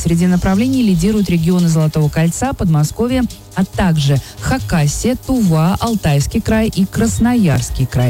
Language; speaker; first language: Russian; native; Russian